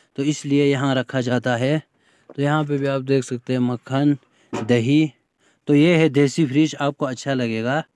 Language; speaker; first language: Hindi; native; Hindi